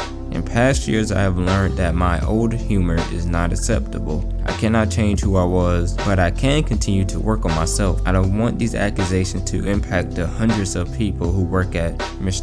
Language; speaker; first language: English; native; English